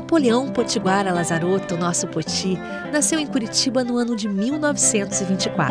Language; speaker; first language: Portuguese; native; Portuguese